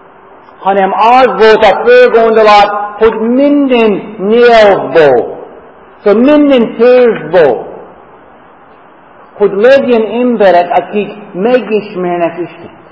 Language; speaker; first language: Hungarian; non-native, fluent; English